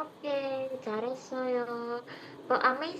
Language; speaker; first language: Korean; non-native, fluent; Indonesian